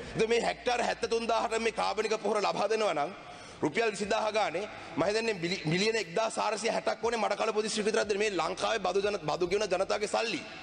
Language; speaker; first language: Sinhala; non-native, local second language; Tamil